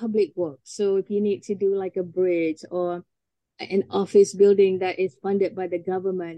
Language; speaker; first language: English; non-native, local second language; Malay